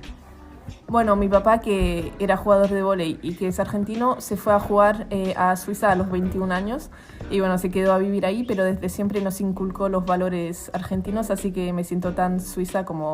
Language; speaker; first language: Spanish; early bilingual, heritage; Spanish